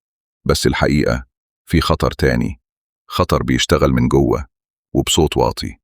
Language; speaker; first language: Arabic; native; Arabic